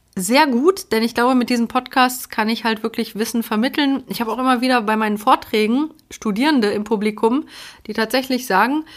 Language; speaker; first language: German; early bilingual, other home language; Polish